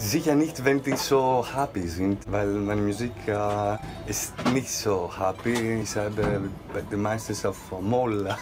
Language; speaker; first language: German; non-native, fluent; Greek